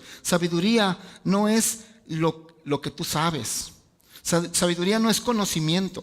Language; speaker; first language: Spanish; native; Spanish